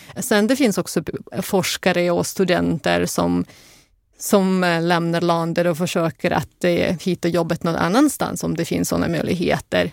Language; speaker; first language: Swedish; non-native, fluent; Russian